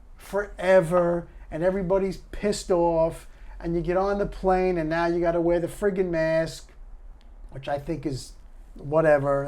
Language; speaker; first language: English; native; English